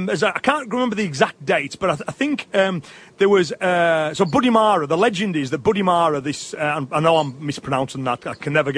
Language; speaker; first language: English; native; English